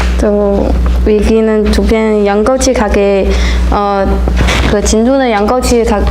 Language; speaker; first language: Korean; non-native, learner; Chinese